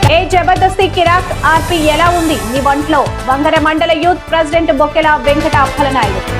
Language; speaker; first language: Telugu; native; Telugu